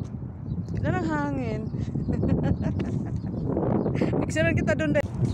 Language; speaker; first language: Filipino; non-native, local second language; Cebuano